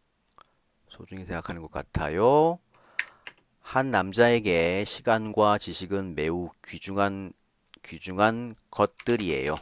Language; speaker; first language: Korean; native; Korean